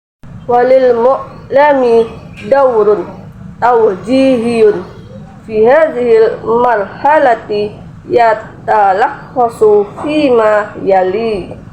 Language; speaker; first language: Arabic; non-native, learner; Indonesian